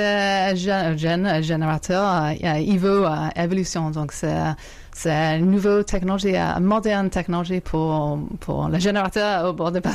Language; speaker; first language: French; non-native, fluent; English